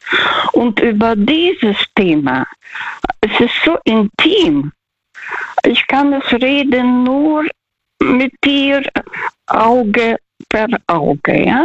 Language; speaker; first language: German; non-native, fluent; Russian